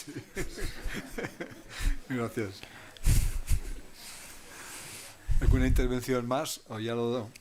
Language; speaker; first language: Spanish; native; Spanish